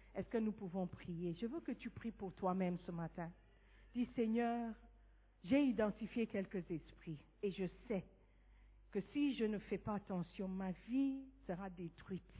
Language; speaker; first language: French; non-native, fluent; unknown